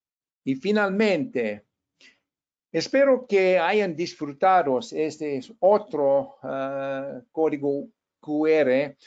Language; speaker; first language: Spanish; non-native, fluent; English